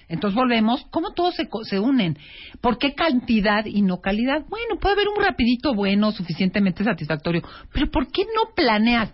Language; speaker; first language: Spanish; native; Spanish